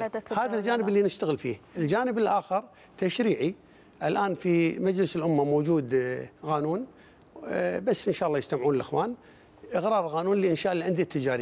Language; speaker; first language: Arabic; native; Arabic